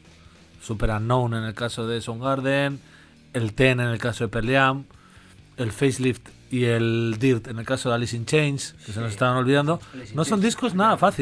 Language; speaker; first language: Spanish; native; Spanish